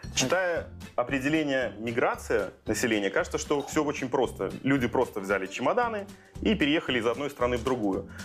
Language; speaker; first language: Russian; native; Russian